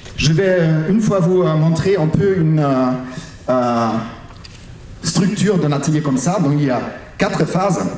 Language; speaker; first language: French; non-native, fluent; German